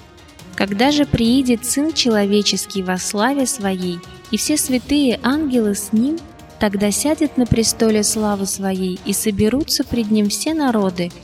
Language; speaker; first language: Russian; native; Russian